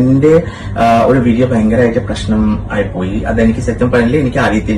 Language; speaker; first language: Malayalam; non-native, local second language; Assamese